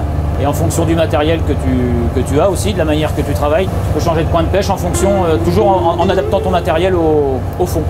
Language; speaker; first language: French; native; French